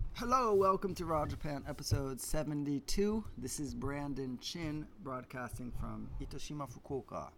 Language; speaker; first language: English; native; English